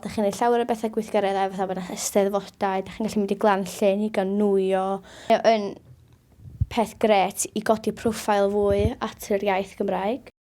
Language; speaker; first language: Welsh; native; Welsh